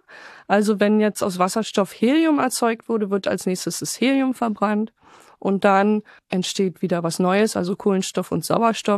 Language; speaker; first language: German; native; German